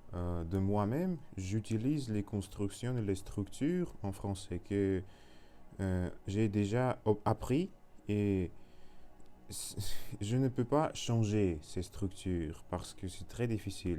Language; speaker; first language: French; non-native, learner; Russian